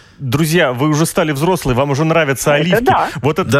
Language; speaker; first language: Russian; native; Russian